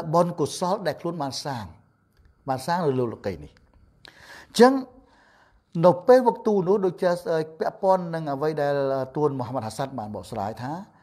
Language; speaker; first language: Khmer; non-native, local second language; Eastern Cham